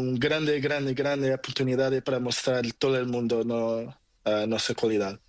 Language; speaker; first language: Spanish; non-native, learner; Portuguese